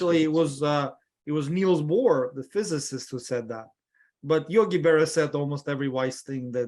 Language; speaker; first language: English; non-native, fluent; Russian